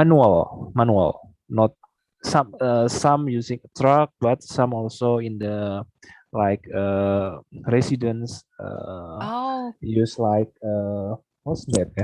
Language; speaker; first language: English; non-native, fluent; Indonesian